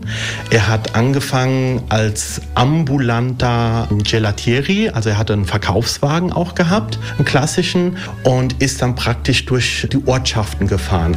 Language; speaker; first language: German; early bilingual, other home language; Italian